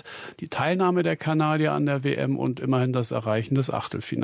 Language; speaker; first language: German; native; German